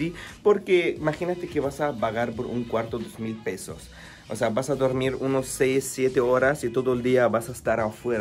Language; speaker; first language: Spanish; non-native, fluent; Arabic